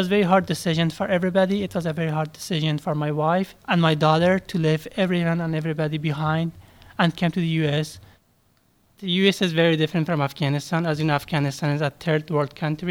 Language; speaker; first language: English; non-native, fluent; Persian